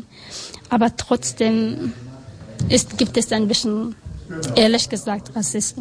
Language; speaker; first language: German; non-native, learner; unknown